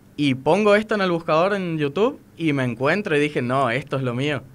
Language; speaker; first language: Spanish; native; Spanish